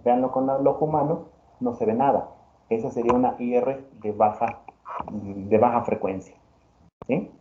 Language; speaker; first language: Spanish; native; Spanish